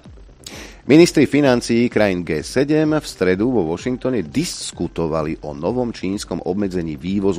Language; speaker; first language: Slovak; native; Slovak